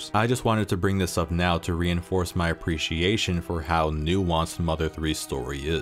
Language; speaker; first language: English; native; English